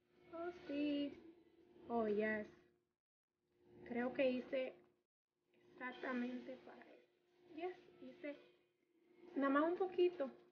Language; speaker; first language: Spanish; early bilingual, heritage; Spanish